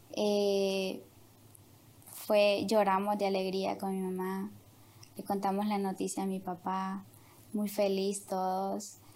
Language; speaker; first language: Spanish; native; Spanish